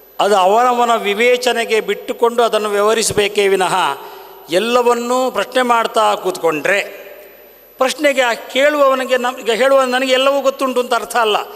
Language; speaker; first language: Kannada; non-native, local second language; Tulu